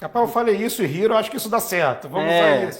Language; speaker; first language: Portuguese; native; Portuguese